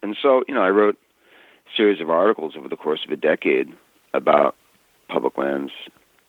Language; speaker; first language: English; native; English